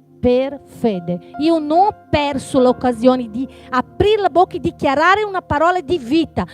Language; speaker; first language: Italian; non-native, fluent; Portuguese